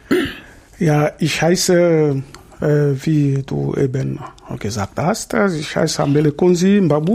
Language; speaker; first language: German; non-native, fluent; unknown